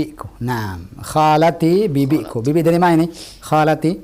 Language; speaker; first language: Indonesian; native; Indonesian